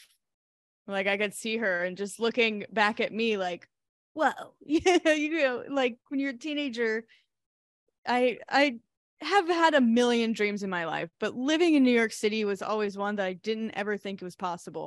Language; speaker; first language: English; native; English